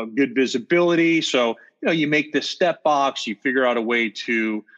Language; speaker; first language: English; native; English